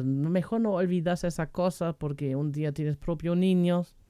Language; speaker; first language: Spanish; non-native, fluent; German